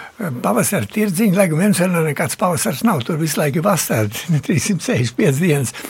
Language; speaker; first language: Latvian; early bilingual, heritage; Latvian